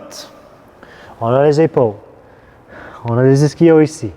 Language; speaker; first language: French; non-native, fluent; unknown